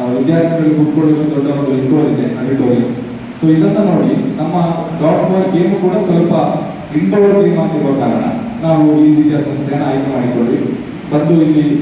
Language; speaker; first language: Kannada; native; Kannada